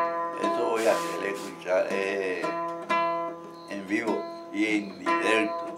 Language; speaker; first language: Spanish; non-native, local second language; Guarani